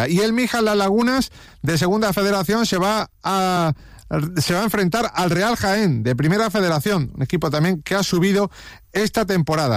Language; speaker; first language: Spanish; native; Spanish